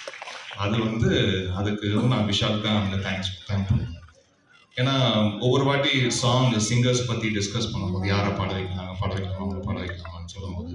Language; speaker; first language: Tamil; native; Tamil